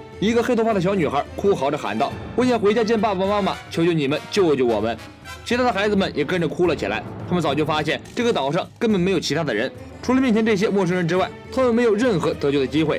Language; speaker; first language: Chinese; native; Chinese